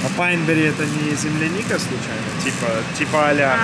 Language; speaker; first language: Russian; native; Russian